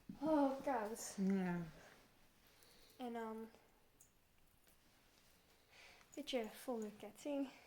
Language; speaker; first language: Dutch; early bilingual, heritage; Turkish